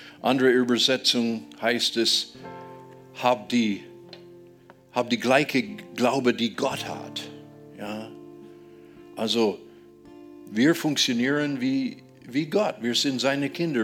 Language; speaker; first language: German; non-native, fluent; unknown